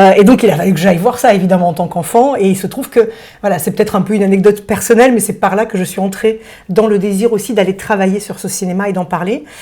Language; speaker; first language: French; early bilingual, other home language; Russian